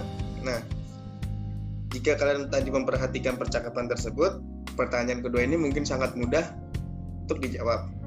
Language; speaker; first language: Indonesian; native; Indonesian